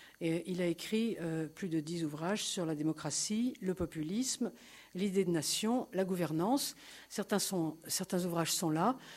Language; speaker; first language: French; native; French